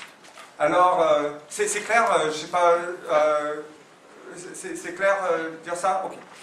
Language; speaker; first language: French; non-native, fluent; English